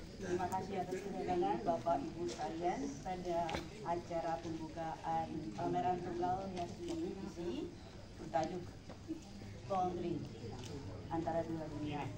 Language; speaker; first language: Indonesian; non-native, fluent; Japanese